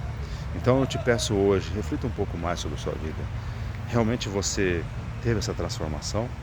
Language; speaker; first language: Portuguese; native; Portuguese